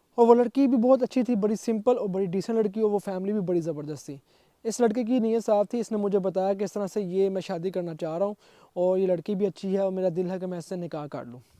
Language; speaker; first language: Urdu; non-native, local second language; Punjabi